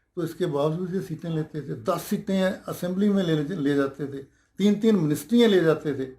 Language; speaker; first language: Hindi; non-native, local second language; Punjabi